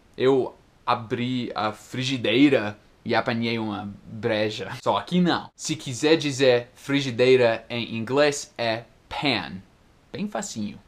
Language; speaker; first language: Portuguese; non-native, fluent; English